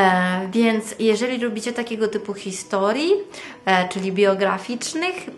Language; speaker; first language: Polish; non-native, fluent; Italian